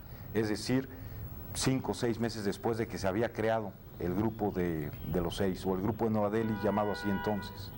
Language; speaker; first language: Spanish; native; Spanish